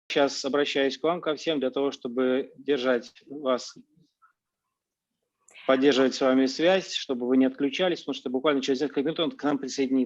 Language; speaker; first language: Russian; native; Russian